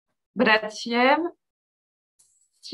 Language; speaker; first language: Russian; non-native, learner; French